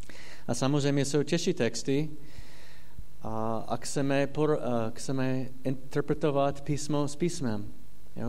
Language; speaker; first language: Czech; non-native, fluent; English